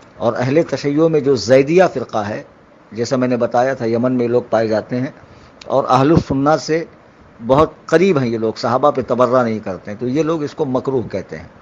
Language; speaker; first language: Urdu; native; Urdu